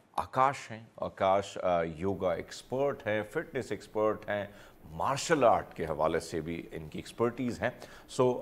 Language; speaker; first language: Urdu; non-native, local second language; Punjabi